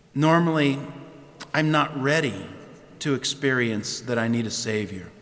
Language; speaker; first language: English; native; English